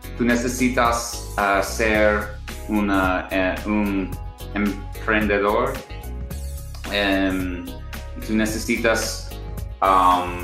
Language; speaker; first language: Spanish; non-native, learner; English